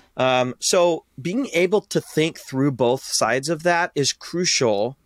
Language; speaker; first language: English; native; English